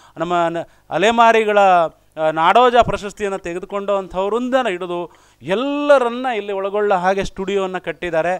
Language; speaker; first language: Kannada; non-native, local second language; Lambadi